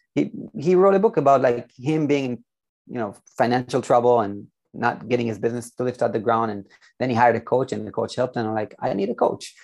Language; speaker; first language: English; non-native, fluent; Hebrew